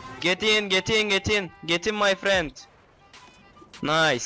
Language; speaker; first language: English; non-native, learner; Turkish